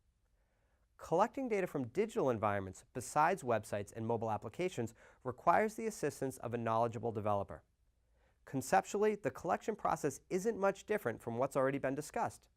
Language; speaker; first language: English; native; English